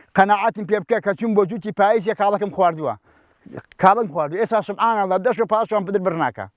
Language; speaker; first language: Central Kurdish; native; Central Kurdish